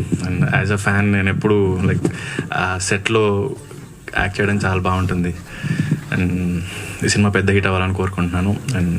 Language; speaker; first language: Telugu; native; Telugu